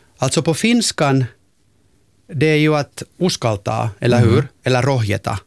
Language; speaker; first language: Swedish; non-native, local second language; Finnish